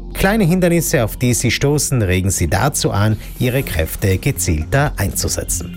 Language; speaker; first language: German; native; German